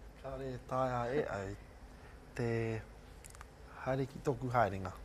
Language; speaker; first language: Māori; non-native, learner; English